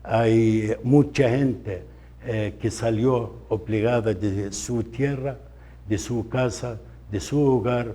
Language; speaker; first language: Spanish; non-native, fluent; Arabic